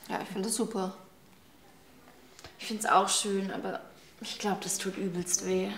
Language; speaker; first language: German; native; German